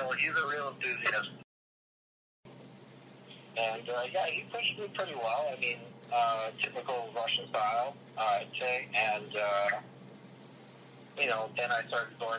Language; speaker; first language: English; early bilingual, other home language; Russian